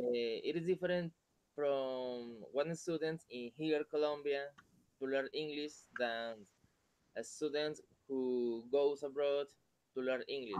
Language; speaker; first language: English; non-native, fluent; Spanish